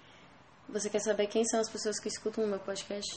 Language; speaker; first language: Portuguese; native; Portuguese